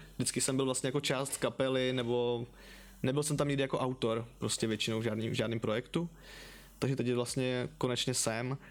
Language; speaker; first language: Czech; native; Czech